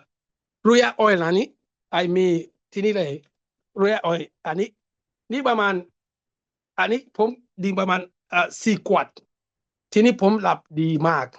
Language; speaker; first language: Thai; non-native, learner; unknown